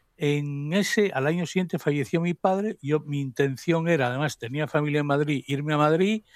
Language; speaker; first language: Spanish; native; Spanish